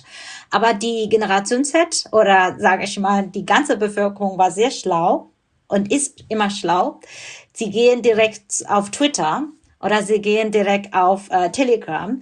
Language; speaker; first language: German; non-native, fluent; Burmese